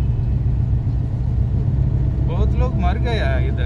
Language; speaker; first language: Hindi; non-native, local second language; Malayalam